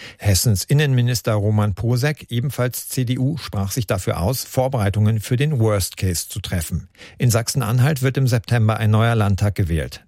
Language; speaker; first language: German; native; German